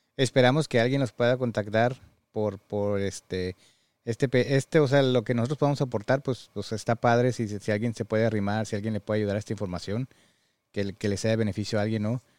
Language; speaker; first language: Spanish; native; Spanish